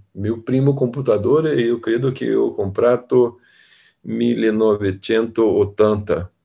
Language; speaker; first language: Italian; non-native, learner; Portuguese